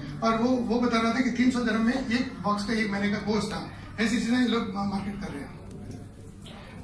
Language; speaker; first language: Hindi; native; Hindi